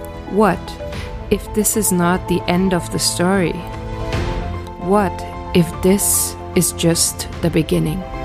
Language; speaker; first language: English; non-native, fluent; German